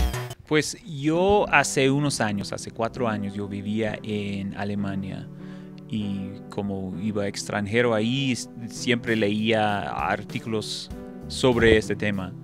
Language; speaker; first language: Spanish; non-native, fluent; English